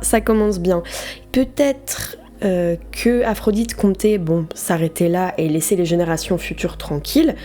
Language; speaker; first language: French; native; French